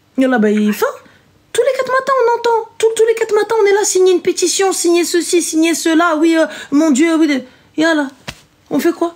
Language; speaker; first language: French; early bilingual, other home language; Arabic